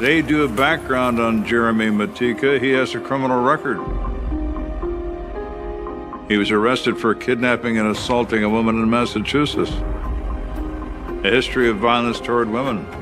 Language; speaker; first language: English; native; English